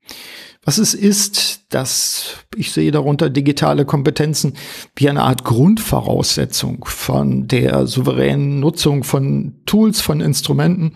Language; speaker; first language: German; native; German